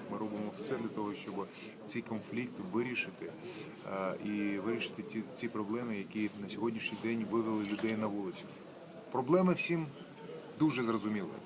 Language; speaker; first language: Ukrainian; non-native, local second language; Russian